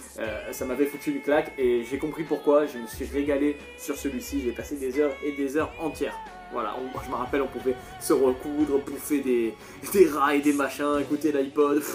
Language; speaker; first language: French; native; French